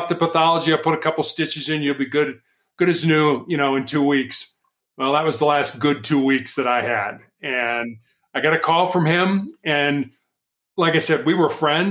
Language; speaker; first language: English; native; English